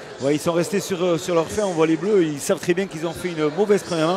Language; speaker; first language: French; native; French